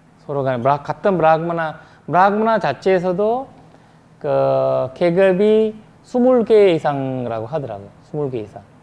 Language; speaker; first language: Korean; non-native, fluent; Sinhala